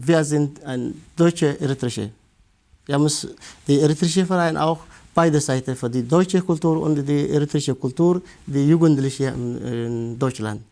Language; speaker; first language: German; non-native, learner; Tigrinya